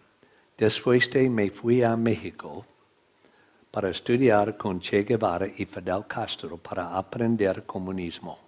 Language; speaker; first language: Spanish; non-native, learner; English